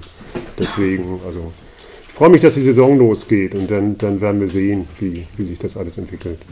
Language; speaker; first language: German; native; German